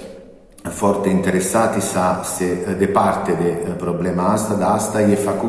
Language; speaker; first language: Romanian; non-native, learner; Italian